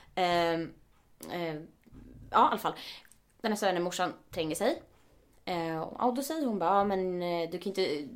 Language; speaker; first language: Swedish; early bilingual, other home language; Spanish